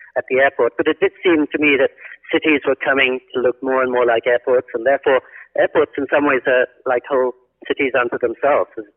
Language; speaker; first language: English; native; English